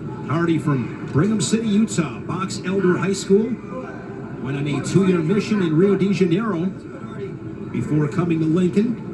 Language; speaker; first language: English; native; English